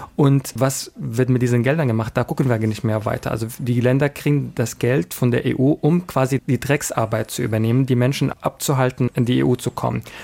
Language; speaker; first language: German; non-native, fluent; Arabic